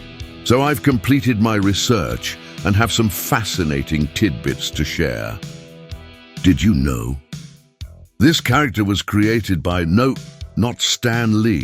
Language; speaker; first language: English; native; English